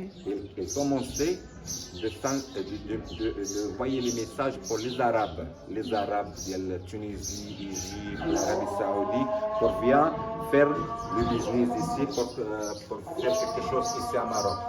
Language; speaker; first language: French; non-native, local second language; Arabic